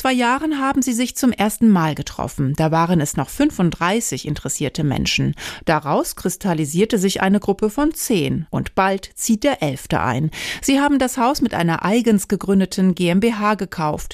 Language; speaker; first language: German; native; German